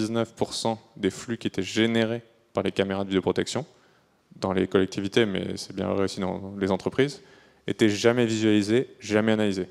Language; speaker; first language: French; native; French